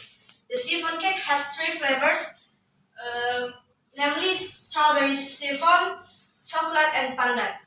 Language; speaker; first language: English; non-native, learner; Indonesian